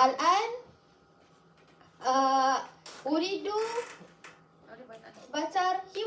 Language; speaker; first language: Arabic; non-native, learner; Malay